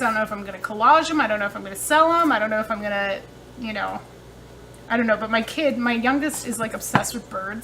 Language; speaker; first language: English; native; English